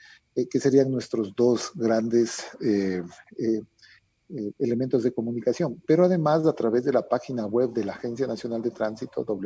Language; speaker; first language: Spanish; native; Spanish